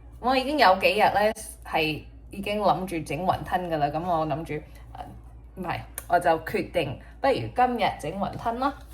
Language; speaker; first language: Cantonese; early bilingual, heritage; Cantonese